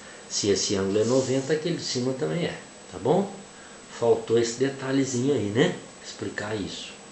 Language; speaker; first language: Portuguese; native; Portuguese